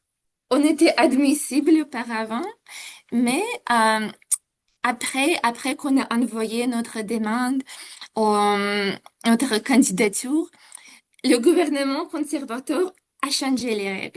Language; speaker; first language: French; non-native, fluent; Ukrainian